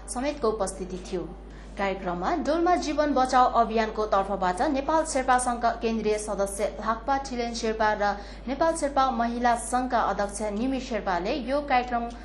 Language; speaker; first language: Nepali; non-native, local second language; Sherpa